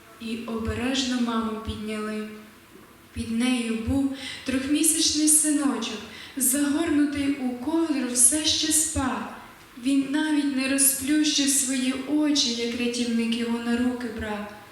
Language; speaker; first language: Ukrainian; native; Ukrainian